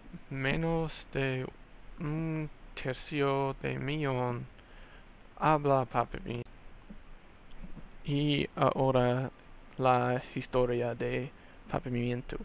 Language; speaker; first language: Spanish; non-native, learner; English